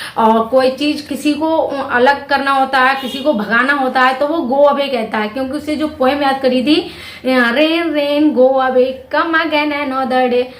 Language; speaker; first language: Hindi; native; Hindi